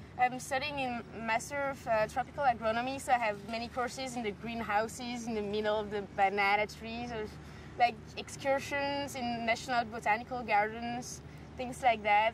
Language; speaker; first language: English; non-native, fluent; French